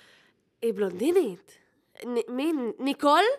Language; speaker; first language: Hebrew; native; Hebrew